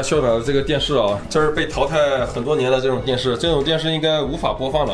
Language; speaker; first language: Chinese; native; Chinese